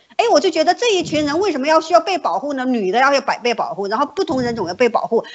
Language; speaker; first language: Chinese; native; Chinese